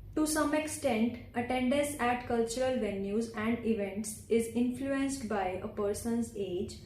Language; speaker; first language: English; non-native, local second language; Punjabi